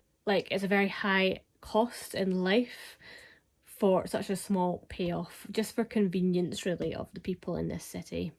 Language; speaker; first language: English; native; English